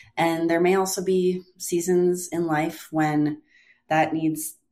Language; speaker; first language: English; native; English